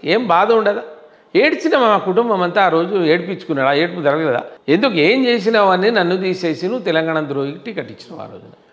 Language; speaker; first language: Telugu; non-native, local second language; Lambadi